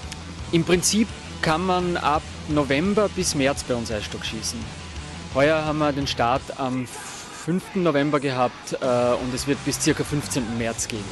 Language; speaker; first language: German; native; German